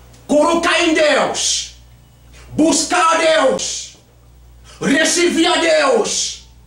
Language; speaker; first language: Portuguese; non-native, learner; Haitian Creole